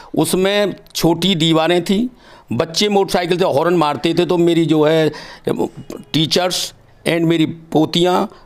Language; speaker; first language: Hindi; native; Hindi